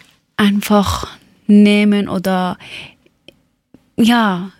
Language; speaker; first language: German; non-native, learner; Persian